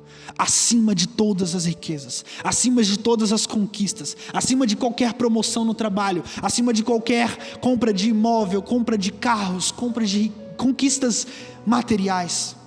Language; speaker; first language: Portuguese; native; Portuguese